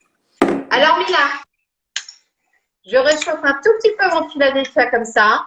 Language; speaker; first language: French; native; French